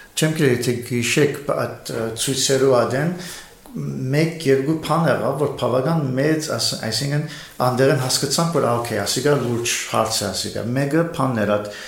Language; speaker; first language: Armenian; native; Armenian